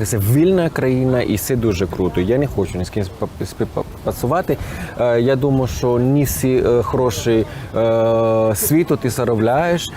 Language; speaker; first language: Ukrainian; non-native, fluent; Spanish